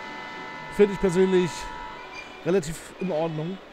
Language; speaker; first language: German; native; German